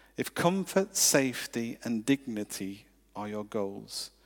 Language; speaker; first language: English; native; English